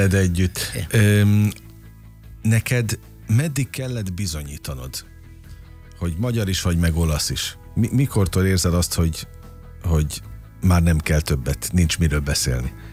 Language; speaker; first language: Hungarian; native; Hungarian